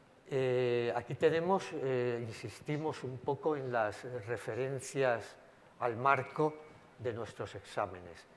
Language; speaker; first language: Spanish; native; Spanish